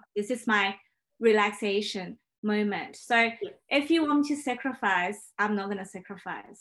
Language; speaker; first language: English; non-native, fluent; Chinese